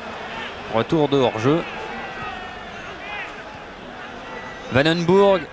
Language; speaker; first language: French; native; French